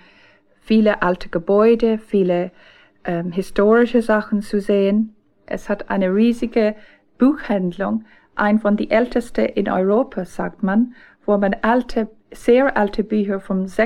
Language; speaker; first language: German; non-native, fluent; English